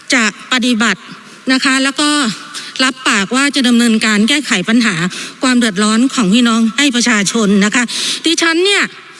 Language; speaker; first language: Thai; native; Thai